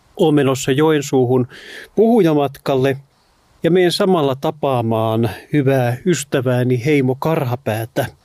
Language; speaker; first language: Finnish; native; Finnish